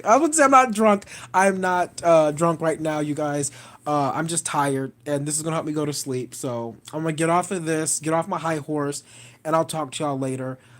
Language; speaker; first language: English; native; English